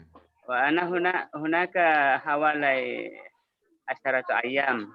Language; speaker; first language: Arabic; non-native, learner; Indonesian